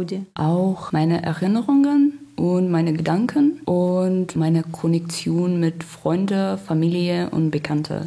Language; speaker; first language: German; non-native, learner; Russian